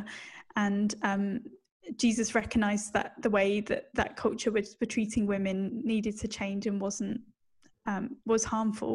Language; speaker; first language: English; native; English